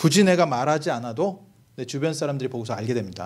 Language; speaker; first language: Korean; native; Korean